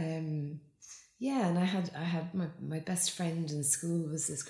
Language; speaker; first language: English; native; English